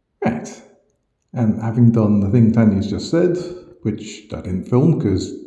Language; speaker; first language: English; native; English